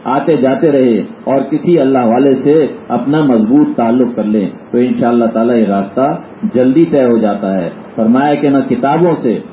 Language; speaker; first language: Urdu; native; Urdu